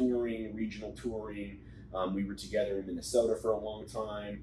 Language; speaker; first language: English; native; English